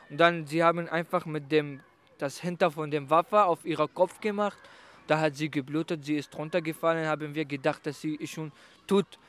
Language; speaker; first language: German; non-native, learner; Kurdish